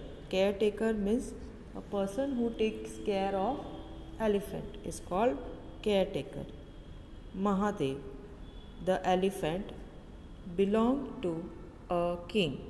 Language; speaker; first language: English; non-native, local second language; Hindi